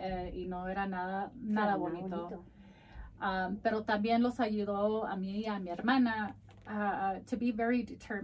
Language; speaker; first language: Spanish; early bilingual, heritage; Spanish